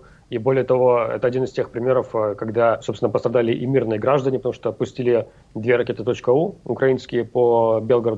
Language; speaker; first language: Russian; native; Russian